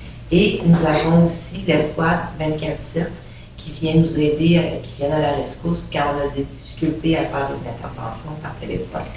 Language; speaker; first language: French; native; French